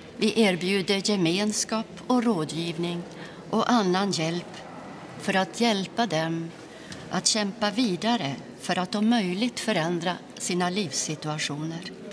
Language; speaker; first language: Swedish; native; Swedish